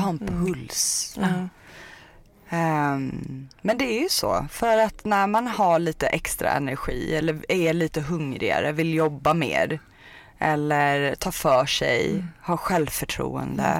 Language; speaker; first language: Swedish; early bilingual, other home language; Persian